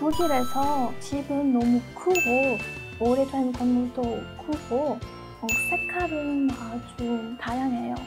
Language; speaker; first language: Korean; non-native, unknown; French